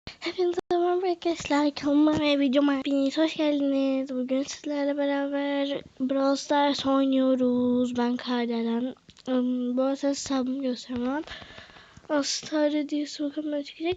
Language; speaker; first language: Turkish; native; Turkish